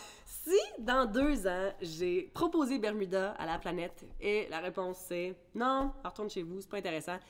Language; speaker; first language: French; early bilingual, other home language; English